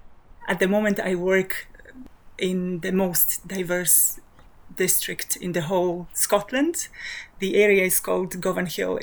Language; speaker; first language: English; non-native, fluent; Polish